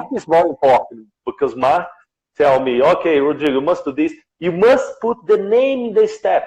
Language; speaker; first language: English; non-native, learner; Portuguese